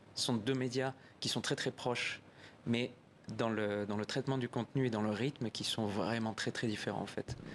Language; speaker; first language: French; native; French